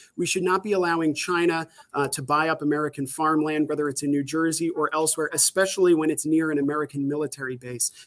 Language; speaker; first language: English; native; English